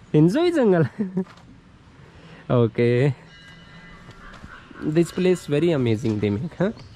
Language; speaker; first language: English; non-native, learner; Hindi